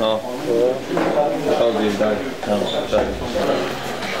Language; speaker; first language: Polish; native; Polish